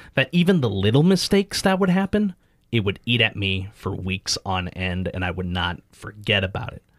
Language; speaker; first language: English; early bilingual, other home language; Filipino